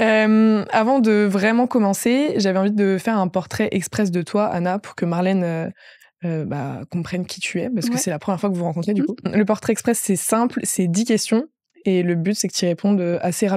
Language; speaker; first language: French; native; French